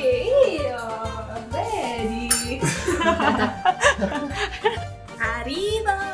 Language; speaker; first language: Italian; non-native, learner; English